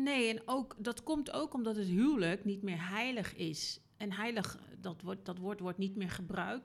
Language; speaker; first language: Dutch; native; Dutch